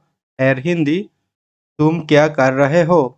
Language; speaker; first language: Hindi; non-native, learner; Bangla